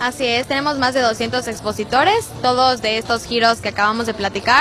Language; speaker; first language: Spanish; native; Spanish